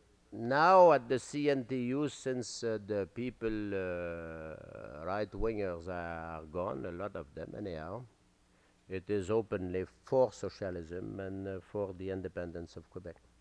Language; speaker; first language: English; non-native, fluent; French